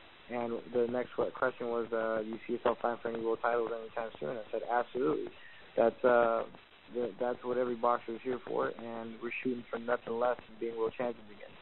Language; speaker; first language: English; early bilingual, other home language; Spanish